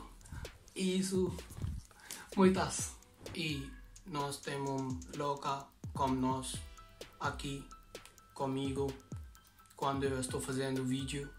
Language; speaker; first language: Portuguese; non-native, learner; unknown